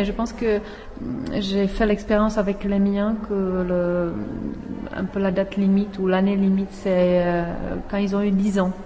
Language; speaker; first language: French; non-native, fluent; Czech